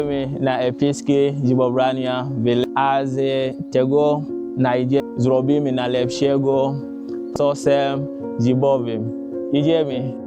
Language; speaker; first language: Polish; non-native, learner; English